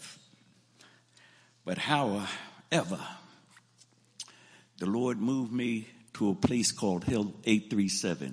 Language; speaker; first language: English; native; English